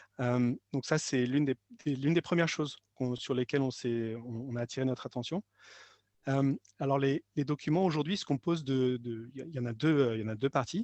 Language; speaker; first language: French; native; French